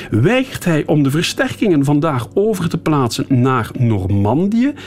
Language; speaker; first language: Dutch; native; Dutch